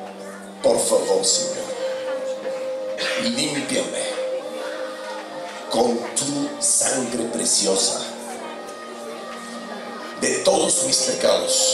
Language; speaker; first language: Spanish; non-native, fluent; Bulgarian